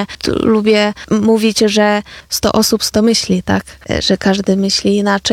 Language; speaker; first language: Polish; non-native, fluent; Ukrainian